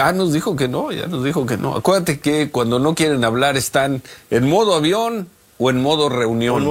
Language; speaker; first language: Spanish; native; Spanish